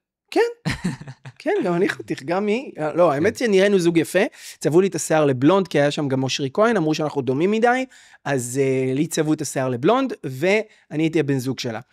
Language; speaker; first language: Hebrew; native; Hebrew